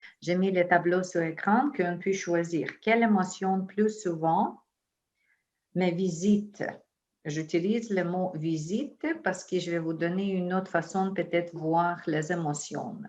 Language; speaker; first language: French; non-native, fluent; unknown